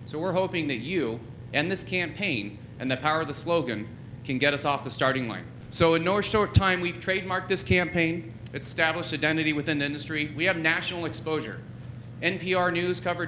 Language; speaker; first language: English; native; English